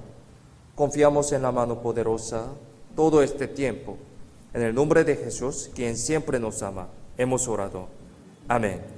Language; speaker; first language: Spanish; non-native, learner; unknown